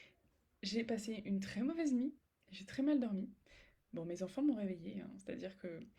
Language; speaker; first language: French; native; French